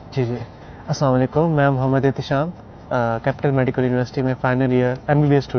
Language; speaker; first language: Hindi; non-native, local second language; Punjabi